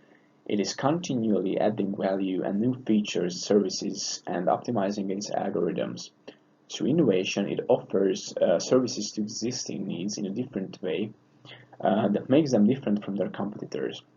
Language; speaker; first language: English; non-native, fluent; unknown